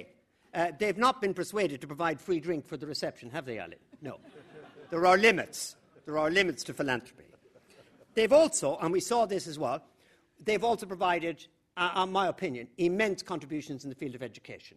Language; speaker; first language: English; native; English